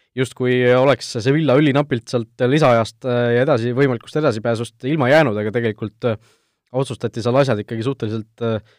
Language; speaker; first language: Estonian; native; Estonian